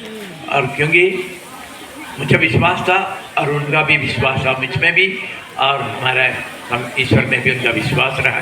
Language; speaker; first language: Hindi; non-native, local second language; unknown